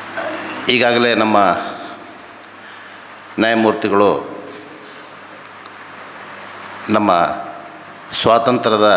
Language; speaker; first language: Kannada; native; Kannada